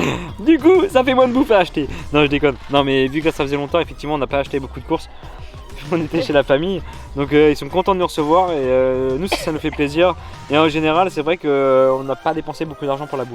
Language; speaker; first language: French; native; French